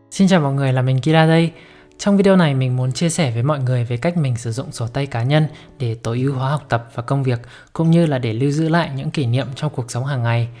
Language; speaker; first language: Vietnamese; native; Vietnamese